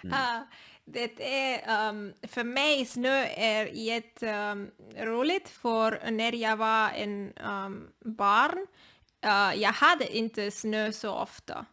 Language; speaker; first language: Swedish; non-native, learner; Spanish